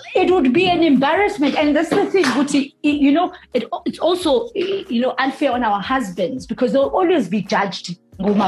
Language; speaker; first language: English; non-native, local second language; Zulu